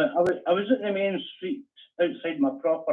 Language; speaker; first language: English; native; English